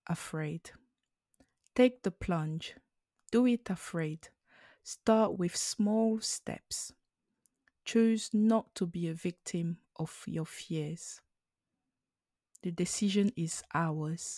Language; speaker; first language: English; non-native, local second language; French